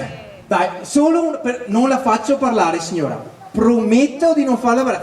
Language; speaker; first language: Italian; native; Italian